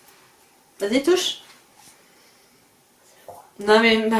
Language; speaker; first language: French; native; French